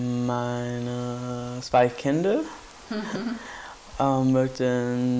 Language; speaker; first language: German; non-native, learner; English